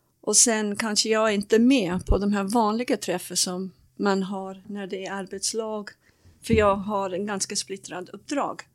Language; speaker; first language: Swedish; non-native, fluent; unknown